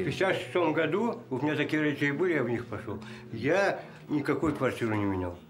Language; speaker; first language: Russian; non-native, local second language; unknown